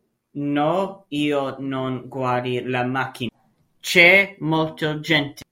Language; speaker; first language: Italian; non-native, learner; English